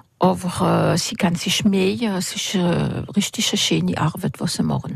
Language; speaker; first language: German; non-native, local second language; French